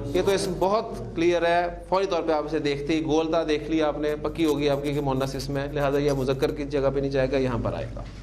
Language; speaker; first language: Urdu; native; Urdu